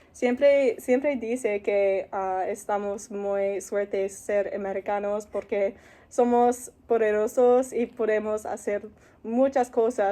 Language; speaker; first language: Spanish; non-native, learner; English